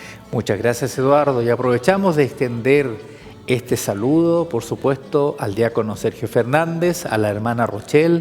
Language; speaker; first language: Spanish; native; Spanish